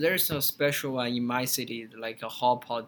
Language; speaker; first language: English; non-native, learner; Chinese